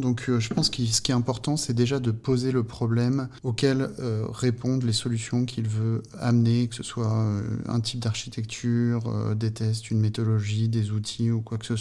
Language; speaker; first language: French; native; French